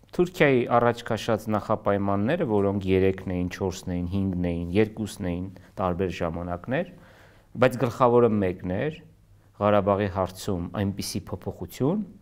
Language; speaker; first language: Armenian; native; Armenian